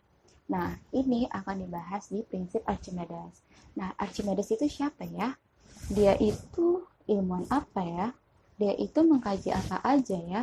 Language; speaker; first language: Indonesian; native; Indonesian